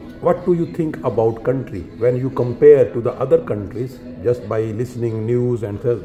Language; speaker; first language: English; non-native, learner; Urdu